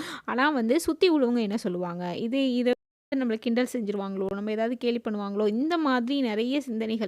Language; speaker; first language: Tamil; native; Tamil